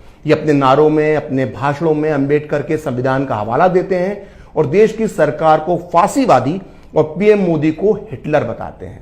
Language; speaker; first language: Hindi; native; Hindi